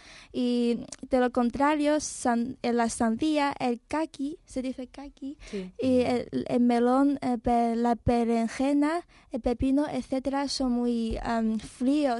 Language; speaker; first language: Spanish; non-native, fluent; Chinese